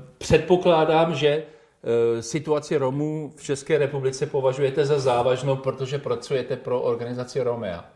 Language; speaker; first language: Czech; native; Czech